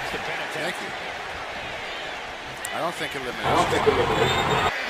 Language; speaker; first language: English; native; English